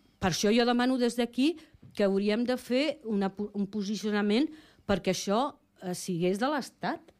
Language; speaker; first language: Catalan; non-native, local second language; Spanish